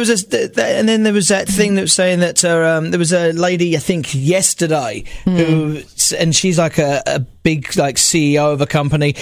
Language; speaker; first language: English; native; English